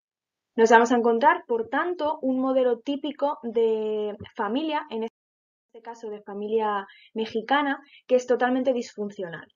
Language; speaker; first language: Spanish; native; Spanish